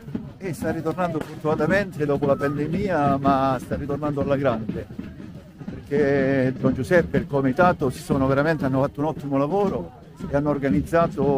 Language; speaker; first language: Italian; native; Italian